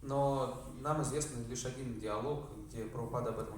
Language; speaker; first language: Russian; native; Russian